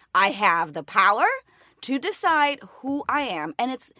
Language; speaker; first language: English; non-native, fluent; Spanish